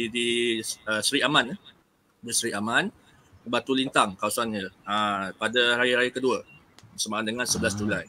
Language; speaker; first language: Malay; native; Malay